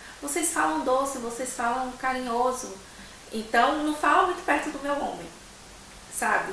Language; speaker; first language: Portuguese; native; Portuguese